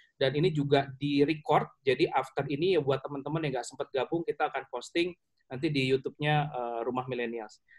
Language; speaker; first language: Indonesian; native; Indonesian